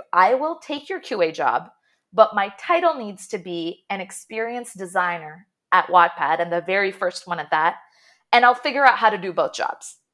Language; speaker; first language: English; non-native, fluent; Arabic